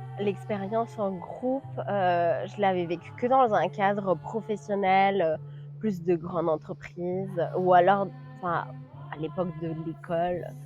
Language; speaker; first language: French; non-native, fluent; Spanish